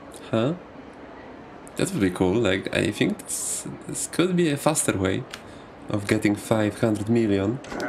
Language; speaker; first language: English; non-native, fluent; Polish